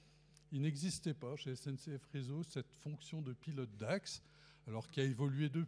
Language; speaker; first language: French; native; French